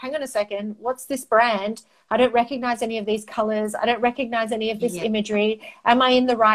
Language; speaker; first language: English; non-native, local second language; Greek